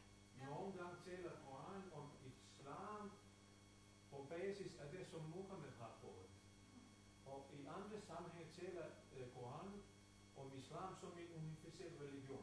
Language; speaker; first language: Danish; non-native, fluent; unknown